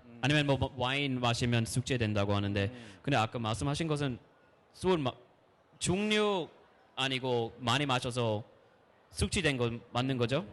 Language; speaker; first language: Korean; non-native, fluent; English